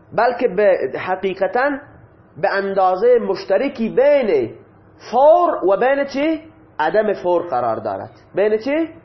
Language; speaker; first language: Persian; non-native, local second language; Baluchi